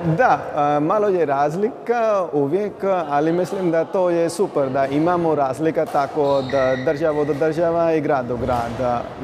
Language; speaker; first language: Croatian; non-native, learner; Punjabi